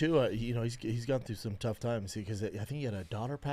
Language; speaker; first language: English; native; English